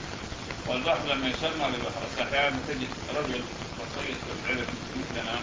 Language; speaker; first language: Arabic; native; Arabic